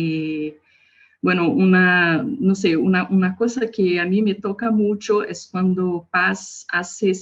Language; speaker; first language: Spanish; non-native, learner; Portuguese